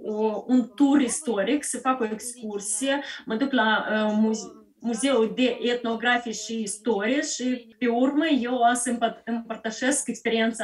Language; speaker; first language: Romanian; early bilingual, heritage; Romanian